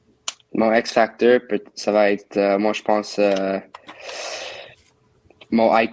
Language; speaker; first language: French; non-native, local second language; English